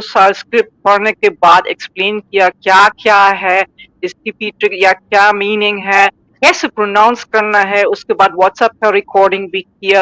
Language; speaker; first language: Hindi; non-native, fluent; German